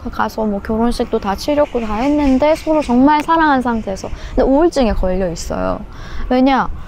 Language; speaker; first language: Korean; non-native, fluent; Persian